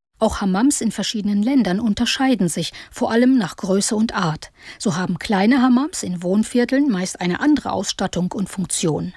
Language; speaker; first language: German; native; German